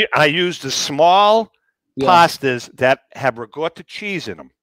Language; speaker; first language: English; native; English